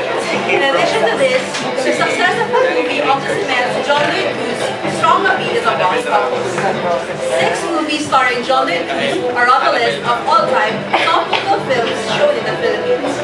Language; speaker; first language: English; non-native, local second language; Filipino